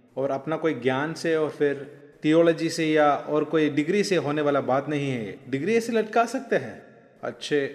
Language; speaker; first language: Hindi; non-native, local second language; Malayalam